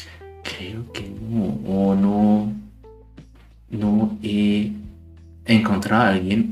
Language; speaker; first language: Spanish; non-native, learner; German